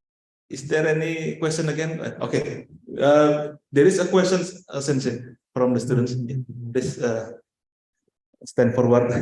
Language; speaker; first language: English; non-native, fluent; Indonesian